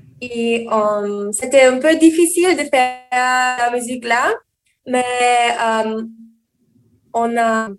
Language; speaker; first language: French; non-native, learner; German